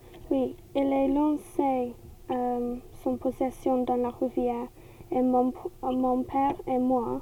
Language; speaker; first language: French; non-native, learner; English